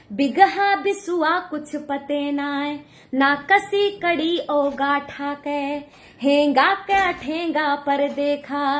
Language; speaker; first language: Hindi; native; Hindi